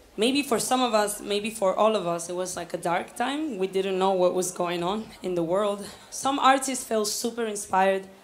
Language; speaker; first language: English; early bilingual, other home language; Spanish